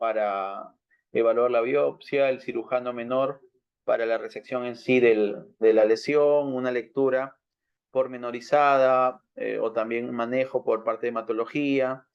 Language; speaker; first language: Spanish; native; Spanish